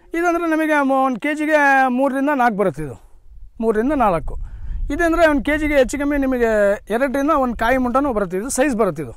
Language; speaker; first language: Kannada; native; Kannada